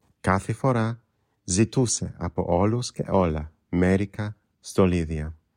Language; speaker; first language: Greek; non-native, fluent; English